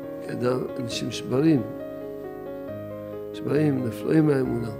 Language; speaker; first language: Hebrew; native; Hebrew